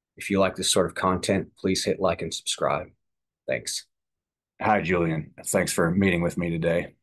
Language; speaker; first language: English; native; English